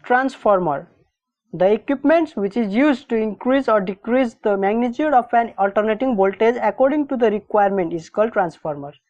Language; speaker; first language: English; non-native, local second language; Nepali